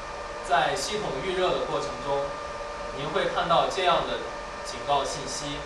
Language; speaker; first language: Chinese; native; Chinese